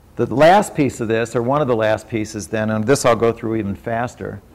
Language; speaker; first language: English; native; English